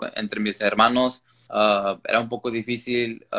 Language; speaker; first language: Spanish; early bilingual, heritage; Spanish